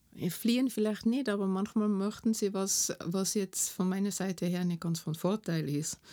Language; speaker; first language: German; native; German